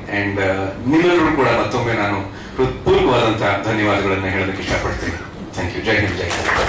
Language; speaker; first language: Kannada; native; Kannada